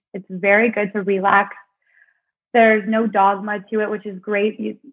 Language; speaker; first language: English; native; English